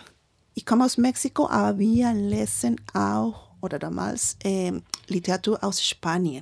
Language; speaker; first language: German; non-native, learner; Spanish